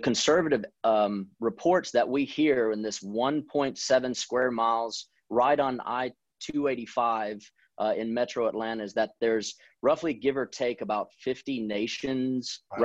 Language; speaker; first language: English; native; English